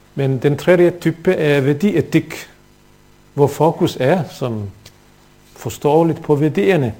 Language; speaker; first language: Danish; non-native, fluent; Bosnian